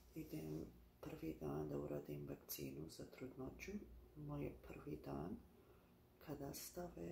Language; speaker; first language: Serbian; early bilingual, heritage; Bosnian